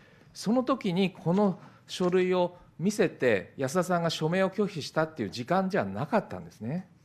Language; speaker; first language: Japanese; native; Japanese